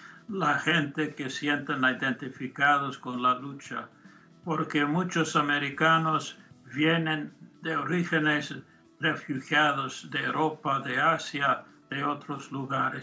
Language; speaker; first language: Spanish; non-native, fluent; English